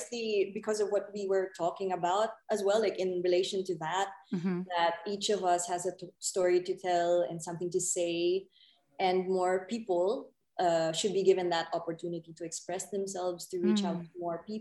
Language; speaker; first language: English; non-native, local second language; Filipino